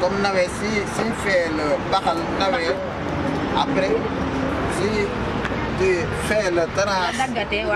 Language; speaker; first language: French; non-native, learner; Wolof